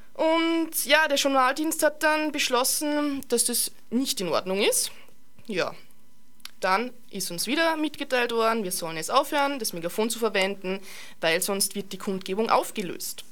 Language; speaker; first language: German; native; German